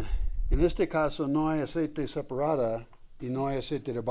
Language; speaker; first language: Spanish; non-native, learner; English